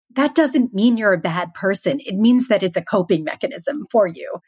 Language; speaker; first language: English; native; English